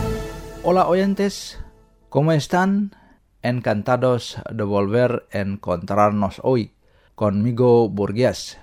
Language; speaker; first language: Spanish; non-native, fluent; Indonesian